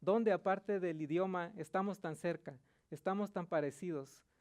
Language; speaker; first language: Spanish; early bilingual, heritage; Spanish